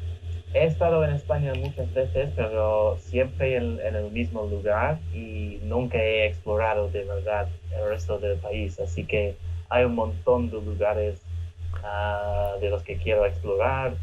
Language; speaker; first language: Spanish; non-native, fluent; English